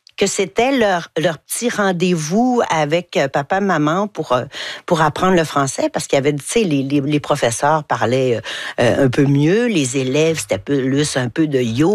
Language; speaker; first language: French; native; French